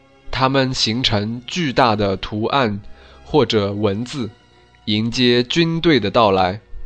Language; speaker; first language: Chinese; native; Chinese